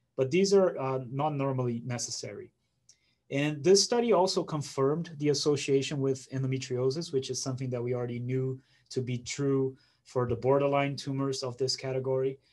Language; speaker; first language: English; non-native, fluent; Portuguese